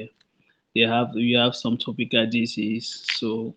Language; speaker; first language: English; non-native, local second language; French